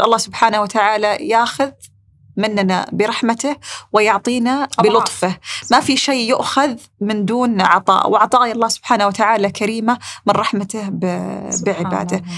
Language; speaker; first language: Arabic; native; Arabic